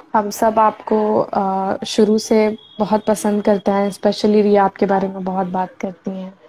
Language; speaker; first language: Hindi; native; Hindi